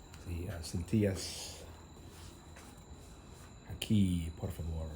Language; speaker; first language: Spanish; non-native, learner; English